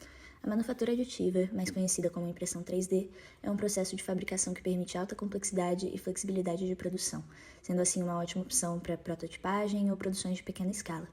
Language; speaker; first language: Portuguese; native; Portuguese